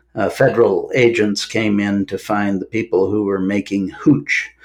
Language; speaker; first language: English; native; English